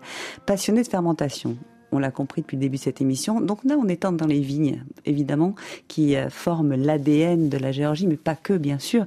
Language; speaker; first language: French; native; French